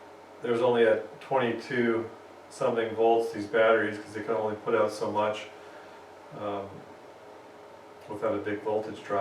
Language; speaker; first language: English; native; English